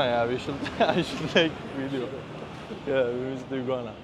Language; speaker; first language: English; non-native, fluent; Turkish